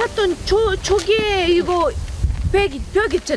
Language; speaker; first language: Korean; non-native, fluent; Uzbek